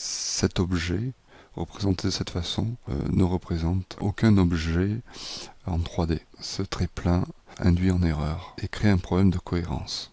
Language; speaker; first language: French; native; French